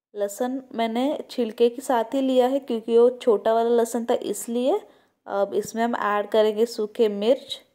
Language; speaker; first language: Hindi; non-native, local second language; Marathi